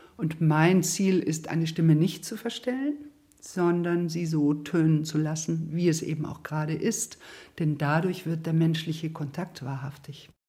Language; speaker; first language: German; native; German